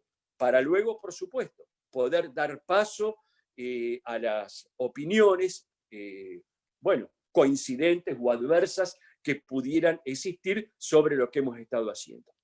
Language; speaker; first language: Spanish; native; Spanish